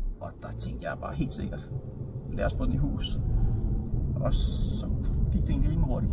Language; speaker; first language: Danish; early bilingual, other home language; Serbian